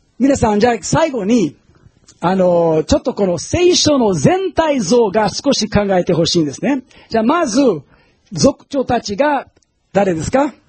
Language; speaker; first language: Japanese; non-native, fluent; Portuguese